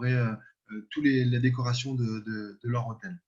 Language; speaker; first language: French; native; French